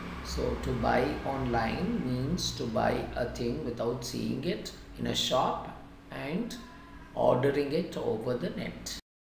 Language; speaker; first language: English; non-native, local second language; Tamil